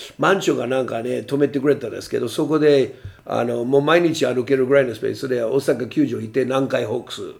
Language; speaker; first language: Japanese; non-native, fluent; English